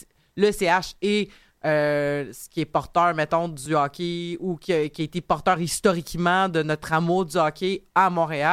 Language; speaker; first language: French; native; French